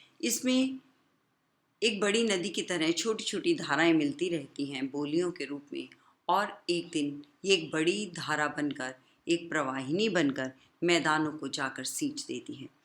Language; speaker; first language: Hindi; native; Hindi